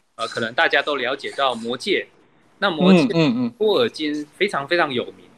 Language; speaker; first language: Chinese; native; Chinese